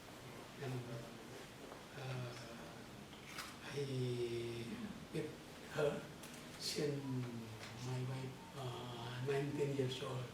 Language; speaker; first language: English; non-native, learner; Sundanese